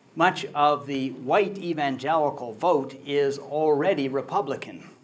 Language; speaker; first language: English; native; English